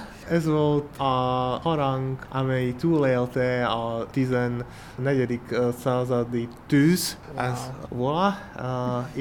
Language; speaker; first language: Hungarian; non-native, learner; Slovak